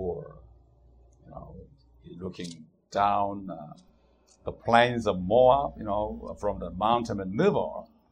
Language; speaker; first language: English; non-native, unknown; Korean